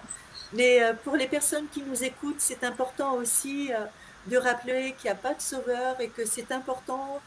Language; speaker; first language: French; native; French